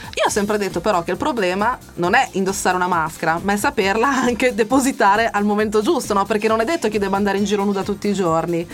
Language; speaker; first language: Italian; native; Italian